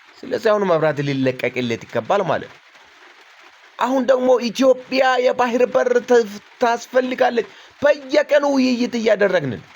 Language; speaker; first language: Amharic; non-native, local second language; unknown